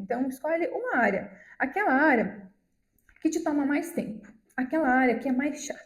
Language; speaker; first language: Portuguese; native; Portuguese